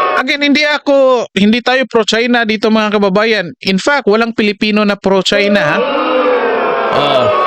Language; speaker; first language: Filipino; non-native, local second language; Cebuano